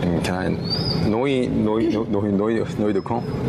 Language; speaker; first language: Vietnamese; non-native, learner; Korean